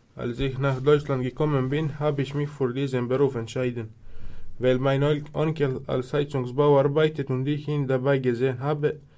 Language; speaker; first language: German; non-native, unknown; Serbian